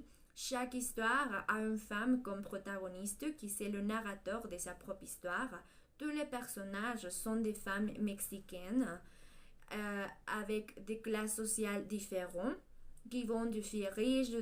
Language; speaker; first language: French; non-native, learner; Spanish